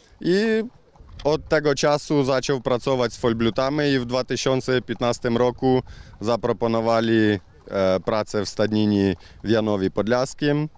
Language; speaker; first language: Polish; non-native, learner; Ukrainian